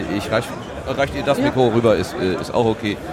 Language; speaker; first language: German; native; German